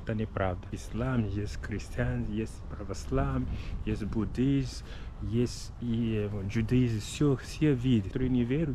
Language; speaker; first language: Russian; non-native, learner; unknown